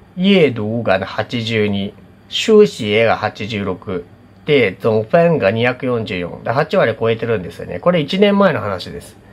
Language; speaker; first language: Japanese; native; Japanese